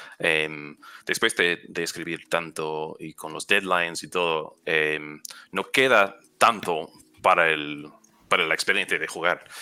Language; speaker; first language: Spanish; non-native, fluent; English